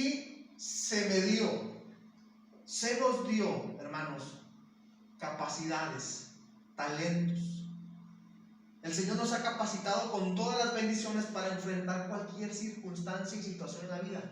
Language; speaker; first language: Spanish; native; Spanish